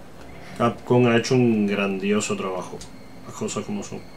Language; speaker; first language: Spanish; native; Spanish